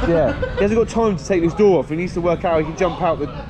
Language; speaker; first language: English; native; English